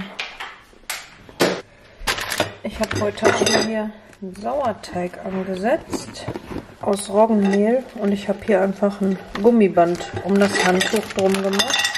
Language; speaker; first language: German; native; German